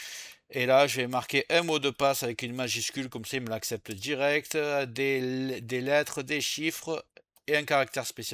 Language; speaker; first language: French; native; French